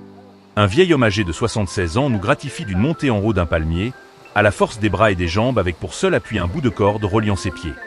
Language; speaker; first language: French; native; French